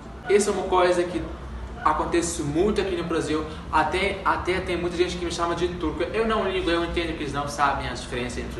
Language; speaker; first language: Portuguese; non-native, fluent; Arabic